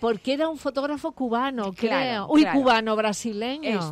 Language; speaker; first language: Spanish; native; Spanish